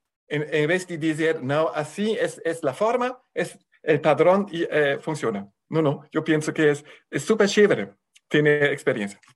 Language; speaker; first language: Spanish; non-native, fluent; German